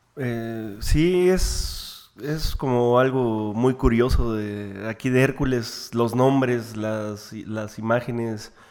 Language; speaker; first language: Spanish; native; Spanish